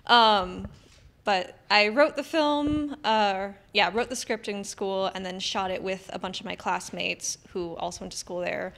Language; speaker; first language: English; native; English